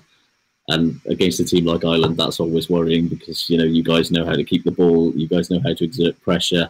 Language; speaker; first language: English; native; English